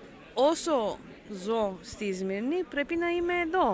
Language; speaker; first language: Greek; early bilingual, heritage; Greek